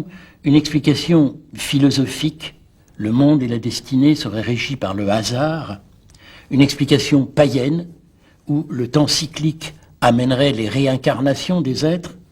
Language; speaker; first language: French; native; French